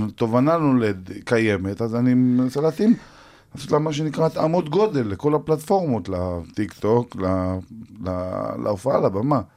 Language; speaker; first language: Hebrew; native; Hebrew